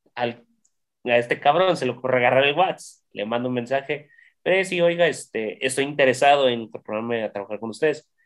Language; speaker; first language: Spanish; native; Spanish